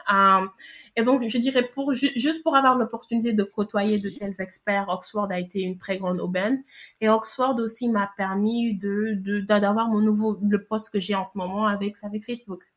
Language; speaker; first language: French; non-native, local second language; Wolof